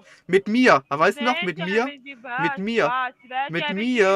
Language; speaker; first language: German; native; German